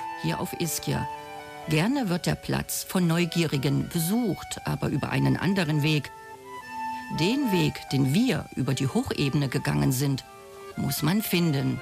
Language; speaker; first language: German; native; German